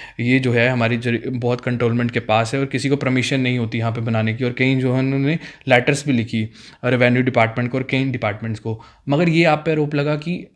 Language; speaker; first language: Hindi; non-native, local second language; Kashmiri